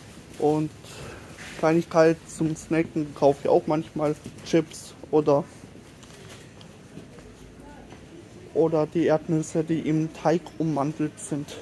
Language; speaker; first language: German; non-native, fluent; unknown